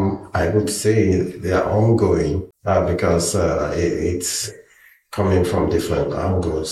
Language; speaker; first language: English; non-native, local second language; Igbo